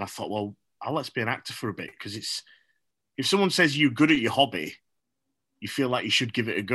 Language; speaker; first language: English; native; English